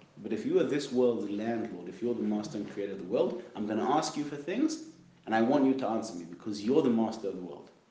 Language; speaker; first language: English; native; English